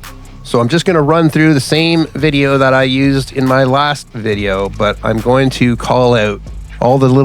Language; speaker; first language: English; native; English